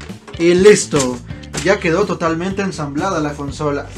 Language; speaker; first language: Spanish; native; Spanish